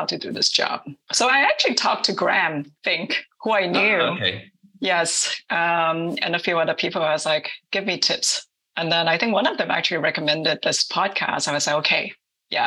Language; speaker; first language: English; non-native, local second language; Cantonese